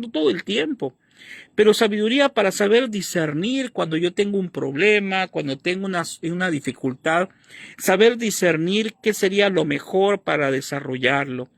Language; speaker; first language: Spanish; native; Spanish